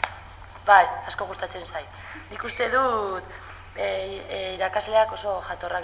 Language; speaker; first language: Basque; non-native, local second language; Spanish